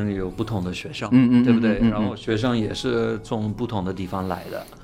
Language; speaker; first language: Chinese; non-native, fluent; English